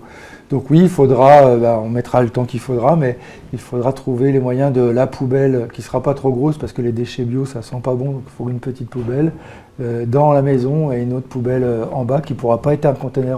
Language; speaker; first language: French; native; French